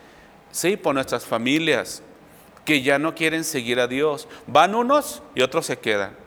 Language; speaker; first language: Spanish; native; Spanish